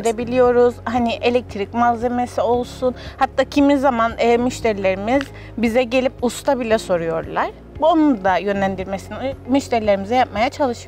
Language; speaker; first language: Turkish; native; Turkish